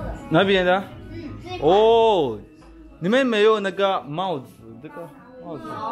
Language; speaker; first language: Chinese; non-native, learner; Rundi